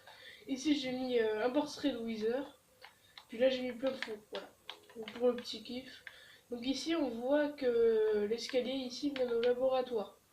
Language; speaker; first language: French; native; French